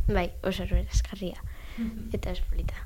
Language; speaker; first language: Basque; non-native, local second language; Spanish